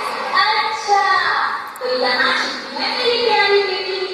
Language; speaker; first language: Hindi; native; Hindi